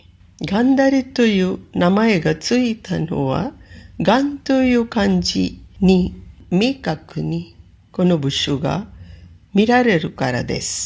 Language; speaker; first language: Japanese; non-native, fluent; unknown